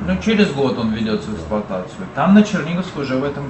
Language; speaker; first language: Russian; native; Russian